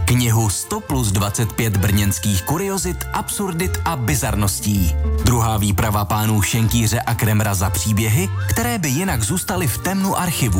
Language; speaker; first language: Czech; native; Czech